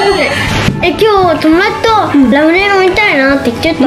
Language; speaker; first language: Japanese; native; Japanese